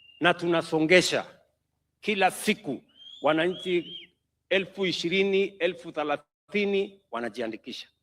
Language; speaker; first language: Swahili; non-native, local second language; Kalenjin